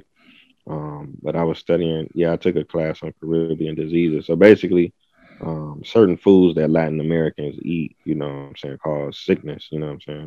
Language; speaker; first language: English; native; English